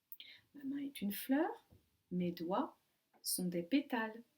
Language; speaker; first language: French; native; French